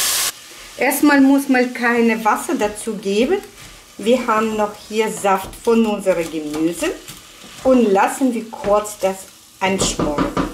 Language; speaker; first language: German; non-native, fluent; Russian